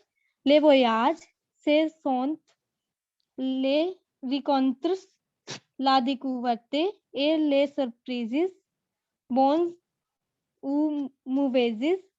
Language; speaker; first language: French; non-native, learner; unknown